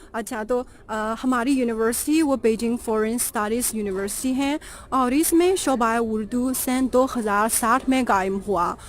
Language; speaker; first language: Urdu; non-native, fluent; Chinese